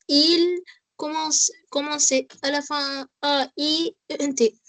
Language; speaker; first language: French; non-native, learner; Arabic